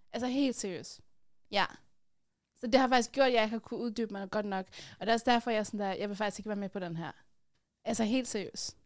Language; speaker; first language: Danish; early bilingual, other home language; Persian